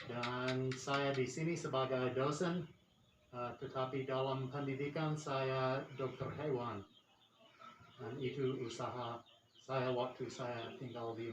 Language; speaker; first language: Indonesian; non-native, fluent; English